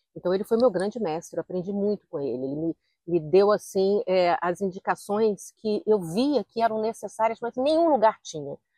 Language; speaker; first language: Portuguese; native; Portuguese